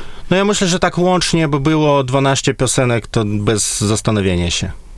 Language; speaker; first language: Polish; non-native, fluent; Ukrainian